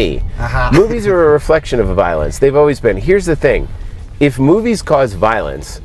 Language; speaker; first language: English; native; English